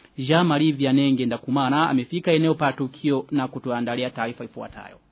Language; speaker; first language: Swahili; non-native, local second language; Rundi